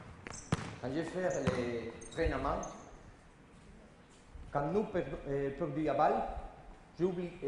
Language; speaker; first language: French; non-native, learner; Spanish